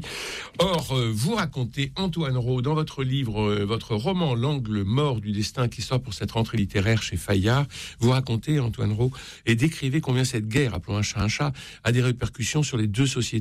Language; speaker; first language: French; native; French